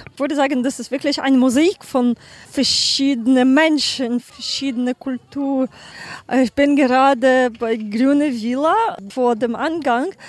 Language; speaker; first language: German; non-native, learner; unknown